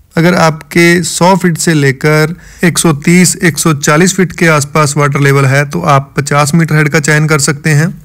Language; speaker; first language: Hindi; non-native, local second language; Punjabi